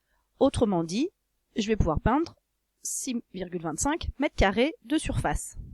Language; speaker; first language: French; native; French